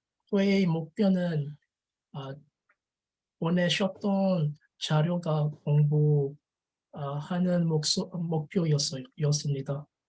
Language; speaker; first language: Korean; non-native, learner; French